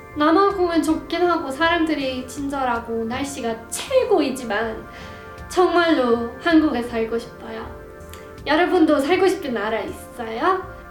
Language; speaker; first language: Korean; non-native, fluent; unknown